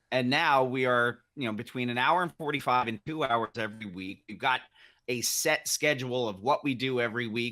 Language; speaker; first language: English; native; English